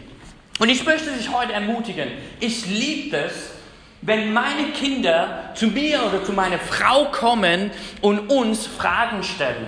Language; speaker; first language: German; non-native, fluent; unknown